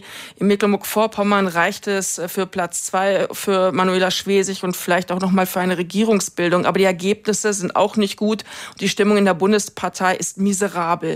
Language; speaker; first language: German; native; German